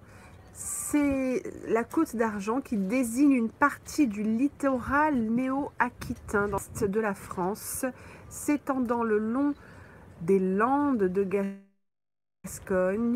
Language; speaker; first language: French; native; French